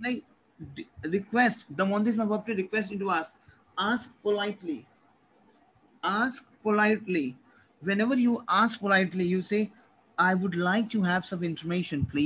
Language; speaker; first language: English; non-native, local second language; Hindi